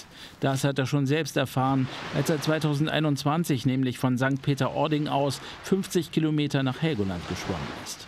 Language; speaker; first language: German; native; German